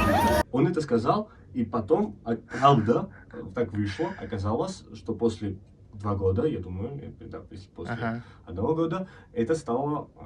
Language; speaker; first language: Russian; non-native, fluent; Georgian